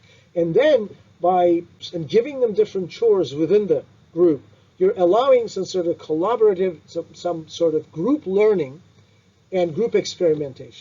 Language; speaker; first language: English; non-native, fluent; Turkish